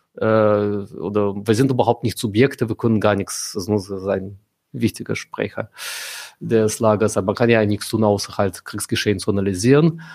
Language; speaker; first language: German; non-native, fluent; Russian